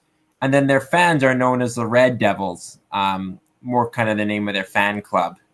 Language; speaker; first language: English; native; English